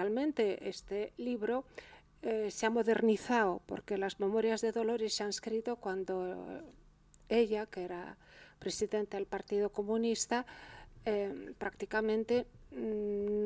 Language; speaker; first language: Spanish; early bilingual, heritage; Spanish